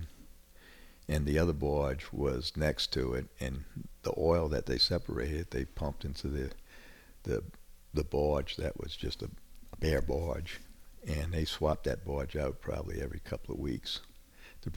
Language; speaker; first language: English; native; English